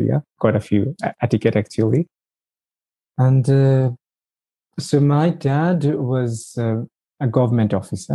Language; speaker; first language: English; non-native, local second language; Bangla